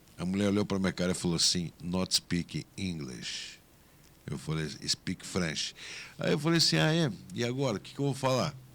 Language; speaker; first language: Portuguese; native; Portuguese